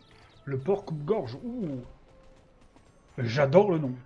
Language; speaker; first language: French; native; French